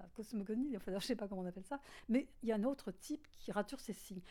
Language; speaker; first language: French; native; French